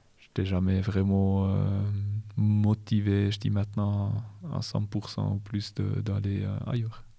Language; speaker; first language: French; non-native, local second language; German